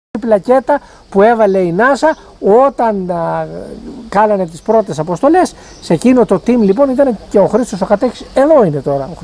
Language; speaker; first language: Greek; native; Greek